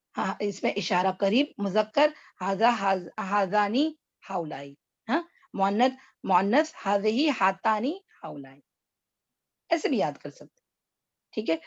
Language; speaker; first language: Urdu; native; Urdu